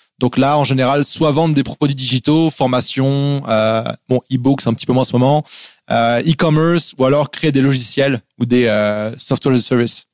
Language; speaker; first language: French; native; French